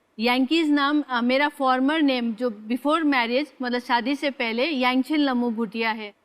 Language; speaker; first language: Hindi; non-native, local second language; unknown